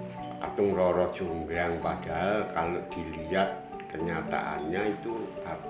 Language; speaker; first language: Indonesian; non-native, local second language; Javanese